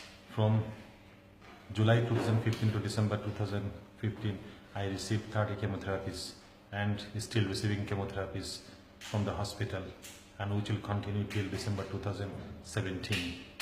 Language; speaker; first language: English; non-native, local second language; Bangla